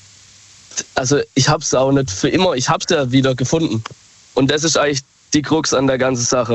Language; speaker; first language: German; native; German